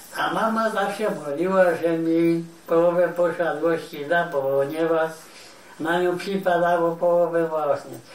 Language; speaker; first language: Polish; native; Polish